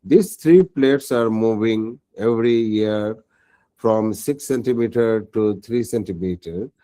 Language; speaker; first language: English; non-native, local second language; Bangla